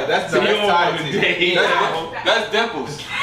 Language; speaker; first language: English; native; English